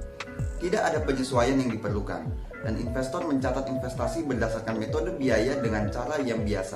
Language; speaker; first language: Indonesian; native; Indonesian